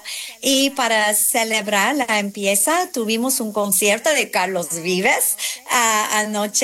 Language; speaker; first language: Spanish; non-native, fluent; English